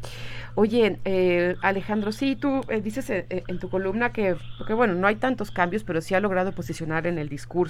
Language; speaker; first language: Spanish; native; Spanish